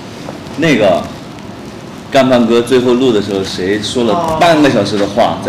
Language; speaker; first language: Chinese; native; Chinese